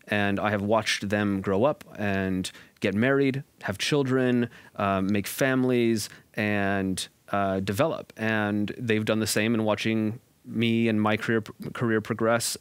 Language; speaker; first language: English; native; English